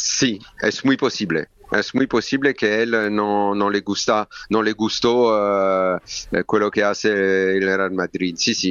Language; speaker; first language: Spanish; non-native, learner; French